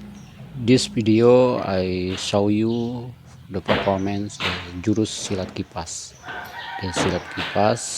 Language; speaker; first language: English; non-native, learner; Indonesian